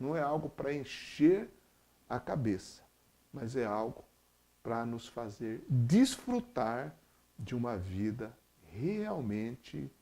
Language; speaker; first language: Portuguese; native; Portuguese